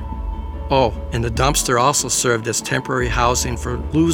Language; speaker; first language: English; native; English